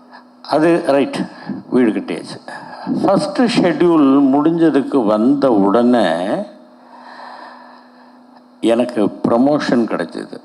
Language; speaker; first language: Tamil; native; Tamil